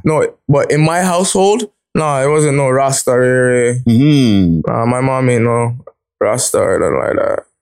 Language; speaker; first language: English; native; English